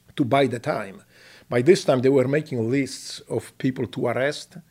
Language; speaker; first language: English; non-native, fluent; Polish